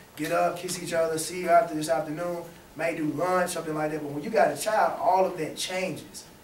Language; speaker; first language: English; native; English